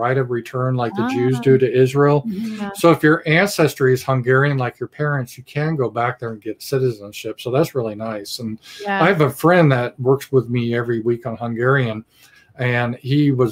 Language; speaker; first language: English; native; English